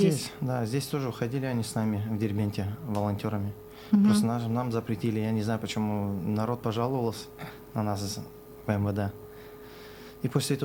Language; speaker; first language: Russian; non-native, local second language; Azerbaijani